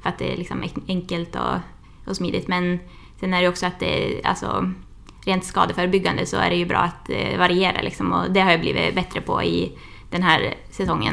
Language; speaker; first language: Swedish; native; Swedish